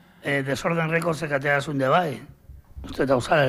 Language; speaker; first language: Basque; native; Basque